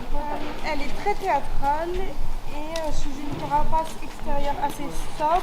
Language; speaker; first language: French; native; French